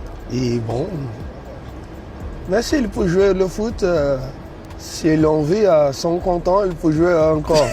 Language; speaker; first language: French; non-native, fluent; Portuguese